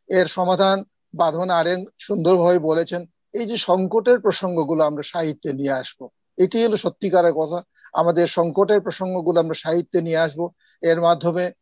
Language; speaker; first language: Bangla; non-native, local second language; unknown